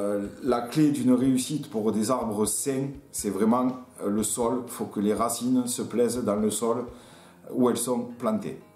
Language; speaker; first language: French; native; French